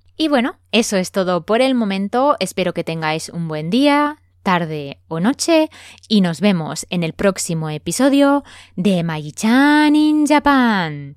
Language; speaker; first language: Spanish; native; Spanish